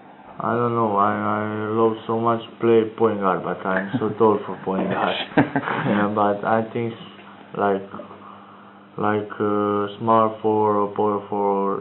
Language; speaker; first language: English; non-native, learner; Croatian